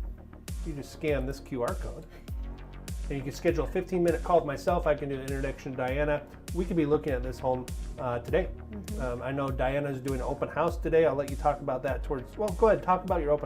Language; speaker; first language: English; native; English